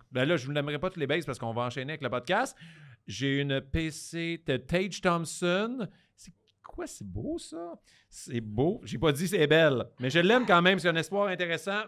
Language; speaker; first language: French; native; French